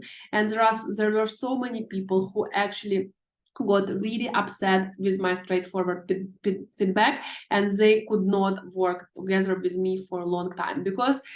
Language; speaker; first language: English; non-native, fluent; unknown